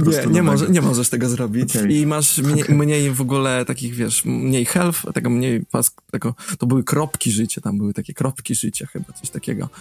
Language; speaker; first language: Polish; native; Polish